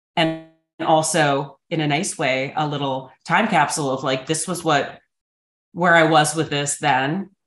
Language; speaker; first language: English; native; English